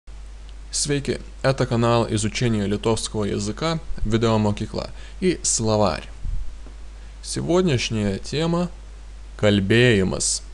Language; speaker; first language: Russian; non-native, fluent; Lithuanian